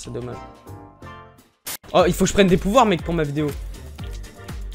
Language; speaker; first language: French; native; French